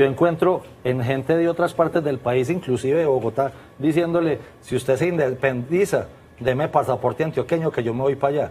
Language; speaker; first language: Spanish; native; Spanish